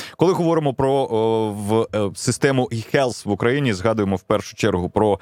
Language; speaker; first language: Ukrainian; native; Ukrainian